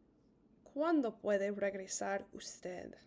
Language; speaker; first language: Spanish; non-native, fluent; English